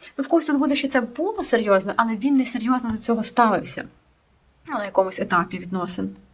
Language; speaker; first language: Ukrainian; non-native, local second language; Russian